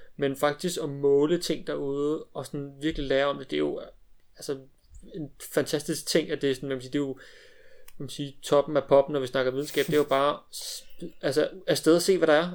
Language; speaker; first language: Danish; native; Danish